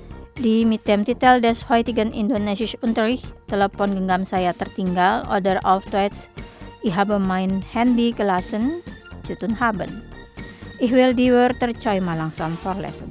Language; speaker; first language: German; non-native, learner; Indonesian